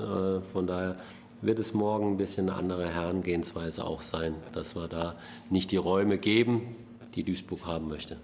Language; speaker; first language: German; native; German